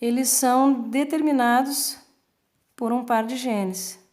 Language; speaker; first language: Portuguese; native; Portuguese